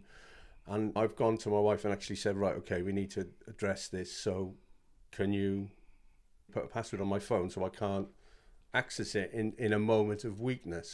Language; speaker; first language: English; native; English